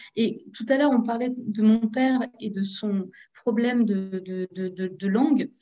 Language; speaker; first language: French; early bilingual, other home language; Turkish